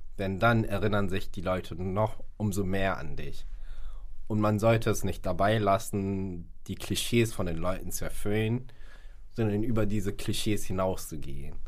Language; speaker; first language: German; early bilingual, other home language; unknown